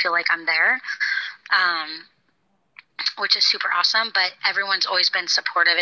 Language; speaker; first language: English; native; English